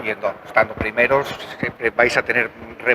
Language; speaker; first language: Spanish; native; Spanish